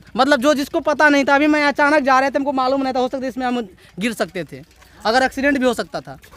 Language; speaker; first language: Hindi; native; Hindi